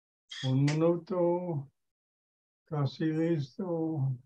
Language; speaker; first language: Spanish; non-native, learner; English